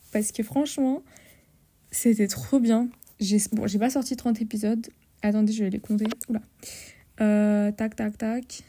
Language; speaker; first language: French; native; French